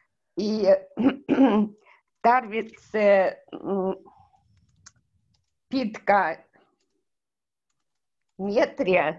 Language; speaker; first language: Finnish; non-native, learner; Russian